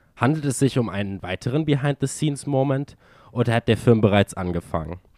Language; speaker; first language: German; native; German